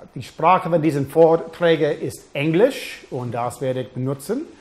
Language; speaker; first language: German; non-native, fluent; English